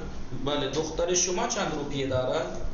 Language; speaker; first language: Persian; non-native, fluent; Urdu